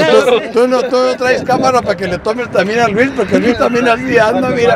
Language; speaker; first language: Spanish; native; Spanish